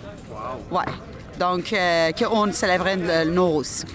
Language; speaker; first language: French; non-native, learner; Persian